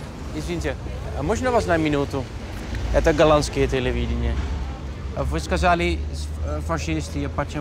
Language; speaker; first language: Russian; non-native, fluent; Dutch